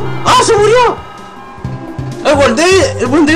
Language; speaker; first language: Spanish; native; Spanish